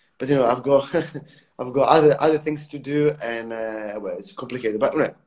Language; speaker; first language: English; non-native, fluent; Italian